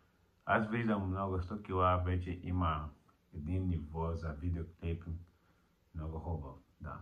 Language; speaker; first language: Bulgarian; non-native, learner; Portuguese